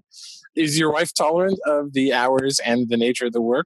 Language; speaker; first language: English; native; English